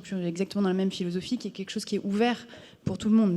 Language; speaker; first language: French; native; French